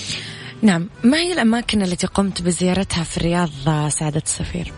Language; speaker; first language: Arabic; native; Arabic